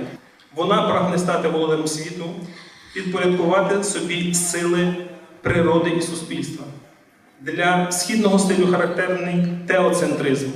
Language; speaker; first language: Ukrainian; native; Ukrainian